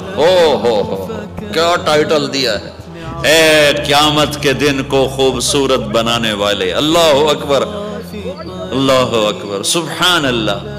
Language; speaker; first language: Urdu; non-native, local second language; Punjabi